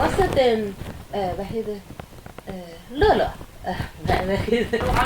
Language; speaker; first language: Danish; non-native, learner; Chinese